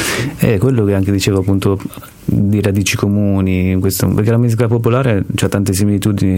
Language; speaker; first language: Italian; native; Italian